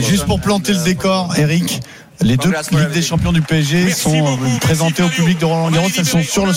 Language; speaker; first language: French; native; French